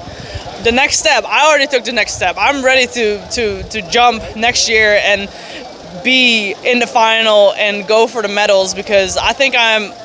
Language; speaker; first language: English; non-native, fluent; Dutch